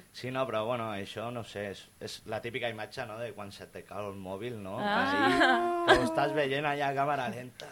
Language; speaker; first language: Catalan; non-native, local second language; Spanish